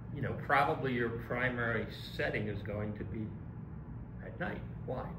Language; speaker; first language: English; native; English